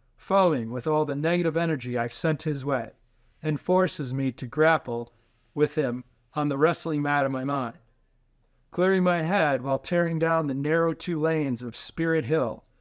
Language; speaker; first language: English; native; English